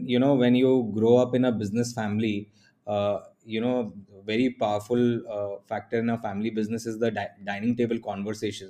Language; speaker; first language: English; non-native, local second language; Hindi